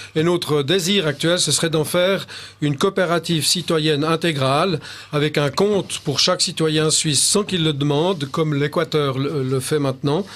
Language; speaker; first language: French; native; French